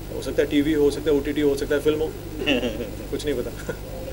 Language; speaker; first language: Hindi; native; Hindi